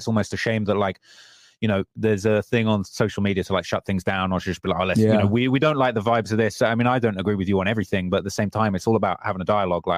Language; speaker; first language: English; native; English